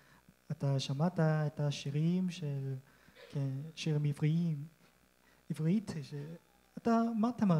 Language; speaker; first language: Hebrew; non-native, learner; Korean